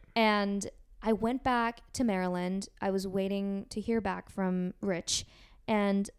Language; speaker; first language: English; non-native, fluent; Korean